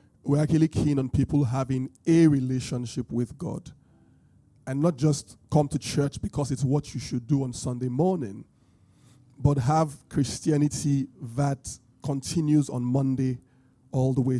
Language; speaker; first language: English; non-native, local second language; Bini